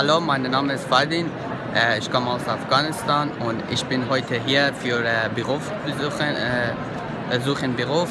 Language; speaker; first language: German; non-native, learner; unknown